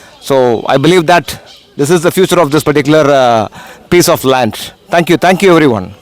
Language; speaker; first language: English; non-native, local second language; Tamil